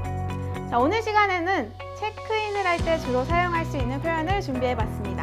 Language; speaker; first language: Korean; native; Korean